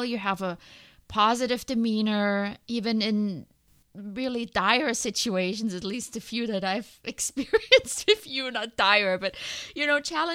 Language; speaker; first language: English; non-native, fluent; German